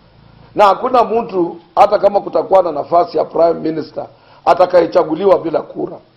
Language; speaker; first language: Swahili; non-native, local second language; Luyia